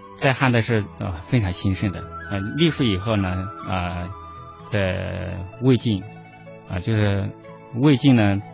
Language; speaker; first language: Chinese; non-native, local second language; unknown